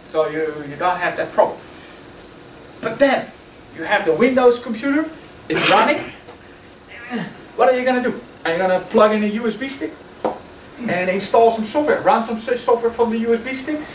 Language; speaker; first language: English; non-native, fluent; Dutch